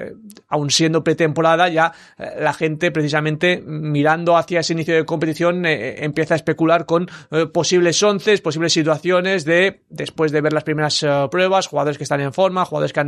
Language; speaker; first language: Spanish; native; Spanish